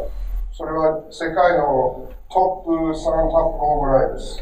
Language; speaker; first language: Japanese; non-native, learner; English